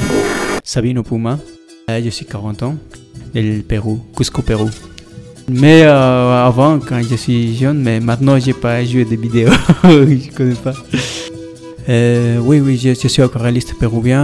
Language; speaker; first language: French; non-native, learner; Spanish